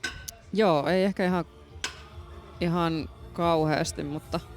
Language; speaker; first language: Finnish; native; Finnish